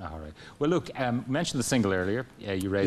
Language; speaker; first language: English; native; English